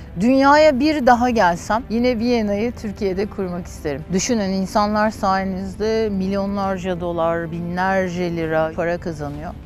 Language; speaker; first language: Turkish; native; Turkish